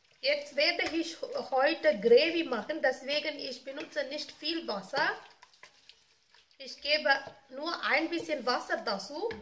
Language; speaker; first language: German; non-native, learner; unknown